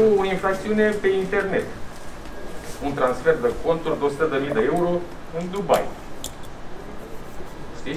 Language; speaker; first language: Romanian; native; Romanian